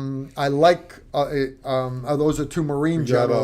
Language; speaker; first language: English; native; English